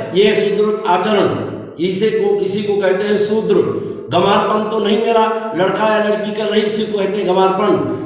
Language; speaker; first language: Hindi; native; Hindi